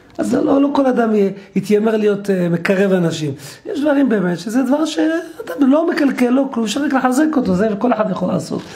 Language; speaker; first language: Hebrew; native; Hebrew